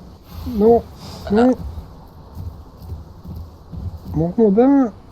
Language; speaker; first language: French; native; French